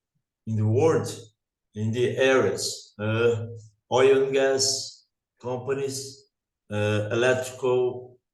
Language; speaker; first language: English; non-native, learner; Portuguese